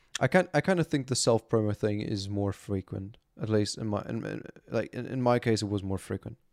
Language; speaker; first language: English; non-native, fluent; German